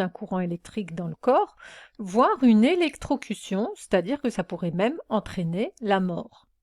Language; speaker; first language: French; native; French